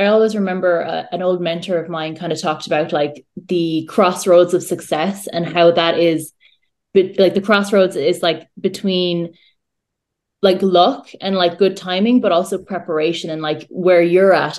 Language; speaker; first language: English; native; English